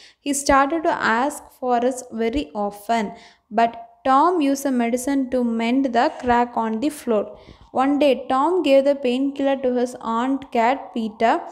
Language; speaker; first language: English; non-native, local second language; Tamil